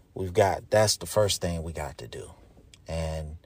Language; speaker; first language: English; native; English